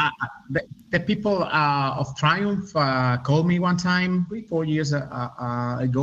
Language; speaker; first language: English; non-native, learner; Spanish